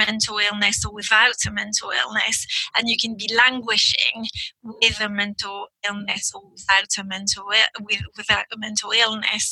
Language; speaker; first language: English; non-native, fluent; French